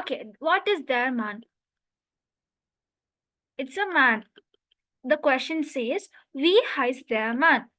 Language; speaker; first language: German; non-native, learner; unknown